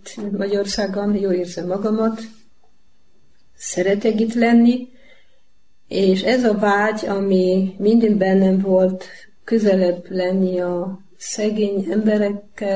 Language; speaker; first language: Hungarian; non-native, learner; Polish